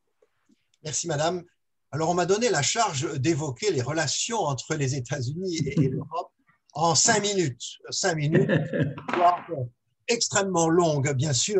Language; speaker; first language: French; native; French